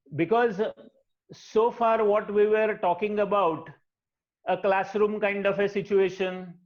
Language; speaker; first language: English; non-native, local second language; Marathi